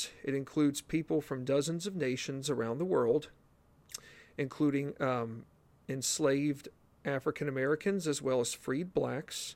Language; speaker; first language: English; native; English